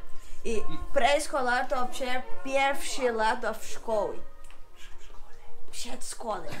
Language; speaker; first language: Polish; early bilingual, heritage; Polish